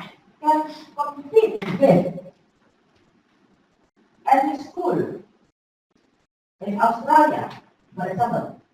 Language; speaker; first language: English; non-native, fluent; Indonesian